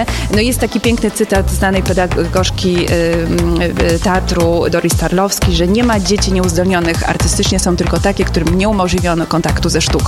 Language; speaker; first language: Polish; native; Polish